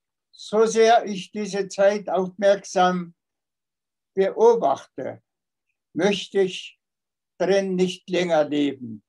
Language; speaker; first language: German; non-native, fluent; Tuvinian